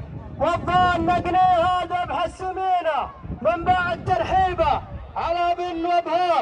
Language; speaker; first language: Arabic; native; Arabic